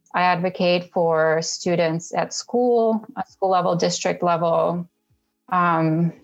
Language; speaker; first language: English; early bilingual, other home language; Russian